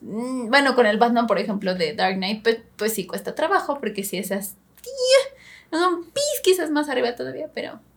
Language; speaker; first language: Spanish; native; Spanish